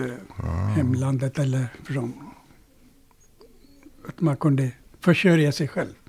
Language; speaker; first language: Swedish; non-native, fluent; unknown